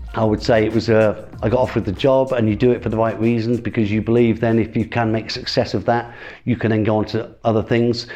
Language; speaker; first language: English; native; English